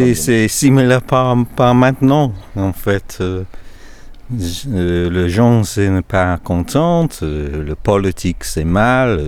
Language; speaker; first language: French; non-native, learner; English